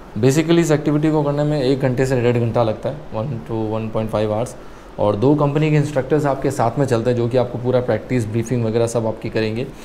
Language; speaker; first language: Hindi; native; Hindi